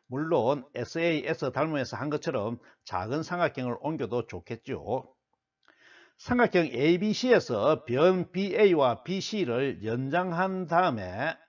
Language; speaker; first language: Korean; native; Korean